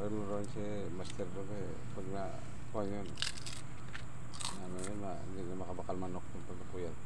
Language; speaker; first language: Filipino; non-native, local second language; Surigaonon